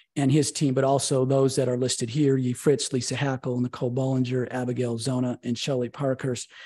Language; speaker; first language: English; native; English